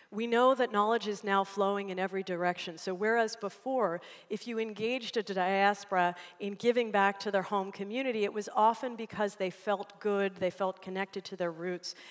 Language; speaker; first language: English; native; English